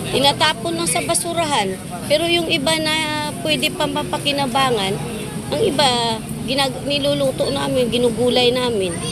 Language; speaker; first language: Filipino; non-native, local second language; Hiligaynon